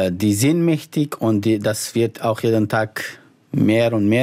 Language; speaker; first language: German; non-native, fluent; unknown